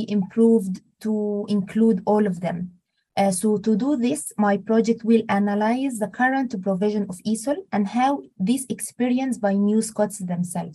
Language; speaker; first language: English; non-native, fluent; Arabic